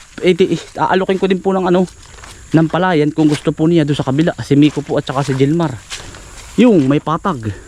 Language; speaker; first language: Filipino; native; Filipino